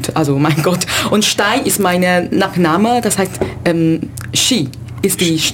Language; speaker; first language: German; non-native, learner; Chinese